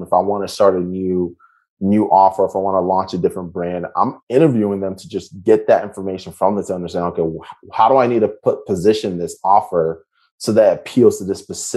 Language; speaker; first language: English; native; English